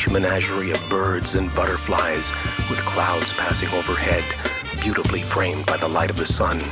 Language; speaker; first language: English; native; English